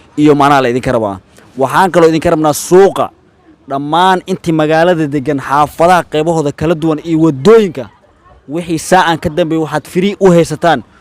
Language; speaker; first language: Somali; native; Somali